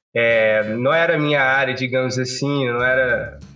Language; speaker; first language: Portuguese; non-native, local second language; Kabuverdianu